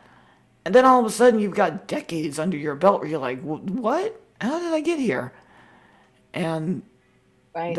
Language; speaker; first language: English; native; English